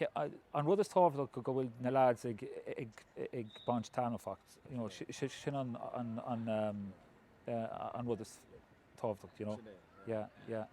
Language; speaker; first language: Irish; non-native, local second language; English